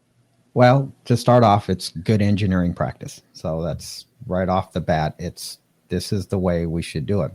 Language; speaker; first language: English; native; English